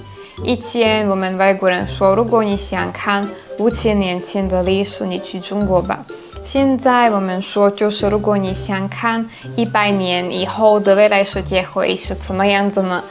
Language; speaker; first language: Chinese; non-native, fluent; Slovak